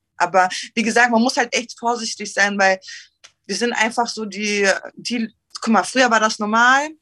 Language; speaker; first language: German; early bilingual, other home language; Turkish